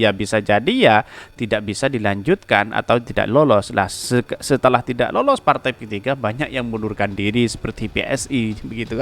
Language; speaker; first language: Indonesian; native; Indonesian